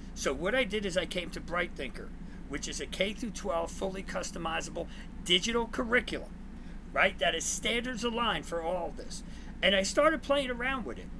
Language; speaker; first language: English; native; English